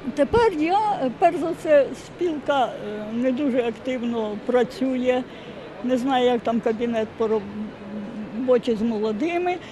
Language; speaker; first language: Ukrainian; native; Ukrainian